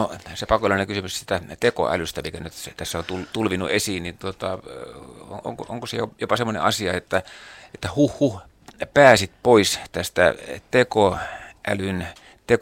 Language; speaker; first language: Finnish; native; Finnish